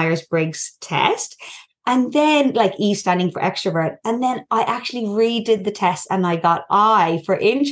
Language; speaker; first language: English; native; English